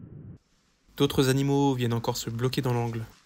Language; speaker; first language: French; native; French